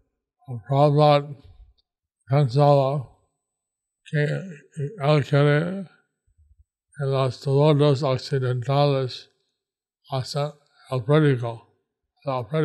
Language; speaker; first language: Spanish; non-native, learner; English